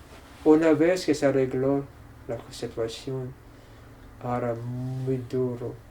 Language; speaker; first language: Spanish; non-native, fluent; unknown